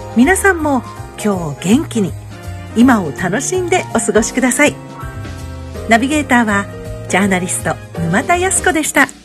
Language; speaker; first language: Japanese; native; Japanese